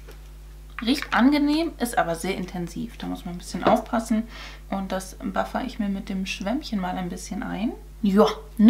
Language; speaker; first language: German; native; German